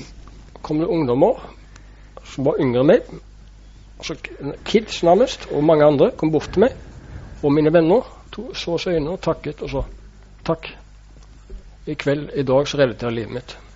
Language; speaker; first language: Norwegian; native; Norwegian